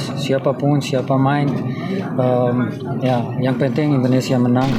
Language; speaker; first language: Indonesian; non-native, fluent; Dutch